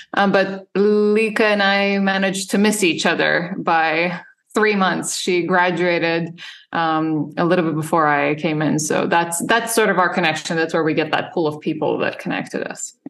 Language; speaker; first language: English; non-native, fluent; Serbian